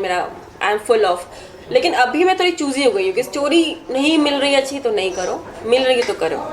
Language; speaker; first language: Hindi; native; Hindi